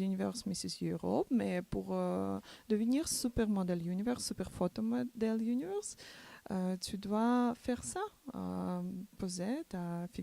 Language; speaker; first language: French; non-native, learner; Macedonian